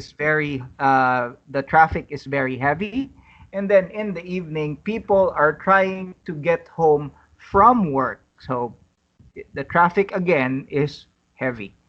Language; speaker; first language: English; non-native, fluent; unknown